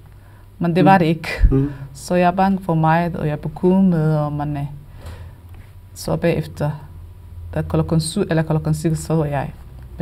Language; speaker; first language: Danish; non-native, learner; Somali